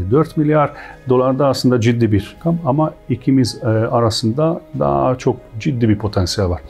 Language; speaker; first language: Turkish; non-native, fluent; Hungarian